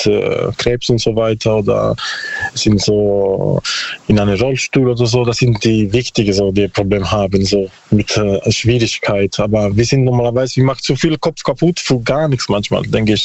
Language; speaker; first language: German; non-native, learner; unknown